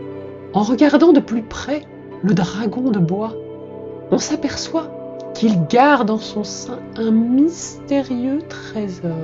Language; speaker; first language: French; native; French